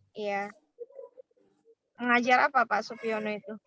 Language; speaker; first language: Indonesian; native; Indonesian